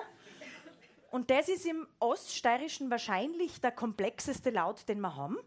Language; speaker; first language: German; native; German